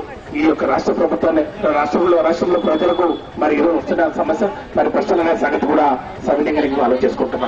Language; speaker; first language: Telugu; native; Telugu